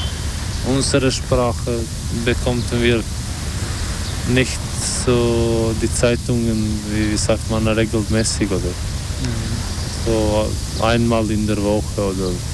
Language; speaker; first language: German; non-native, learner; Albanian